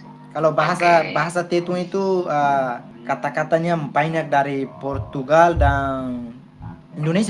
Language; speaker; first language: Indonesian; non-native, fluent; Tetum